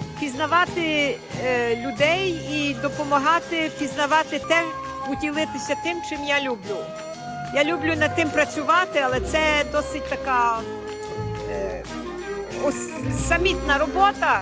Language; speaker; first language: Ukrainian; early bilingual, heritage; Ukrainian